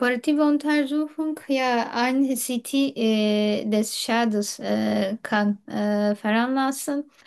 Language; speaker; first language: German; non-native, learner; Turkish